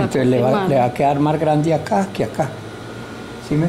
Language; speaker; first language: Spanish; native; Spanish